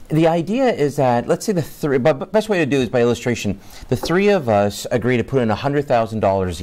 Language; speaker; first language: English; native; English